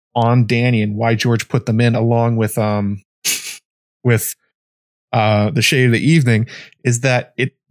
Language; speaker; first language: English; native; English